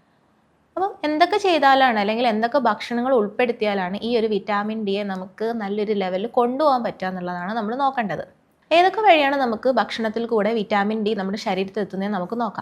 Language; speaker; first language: Malayalam; native; Malayalam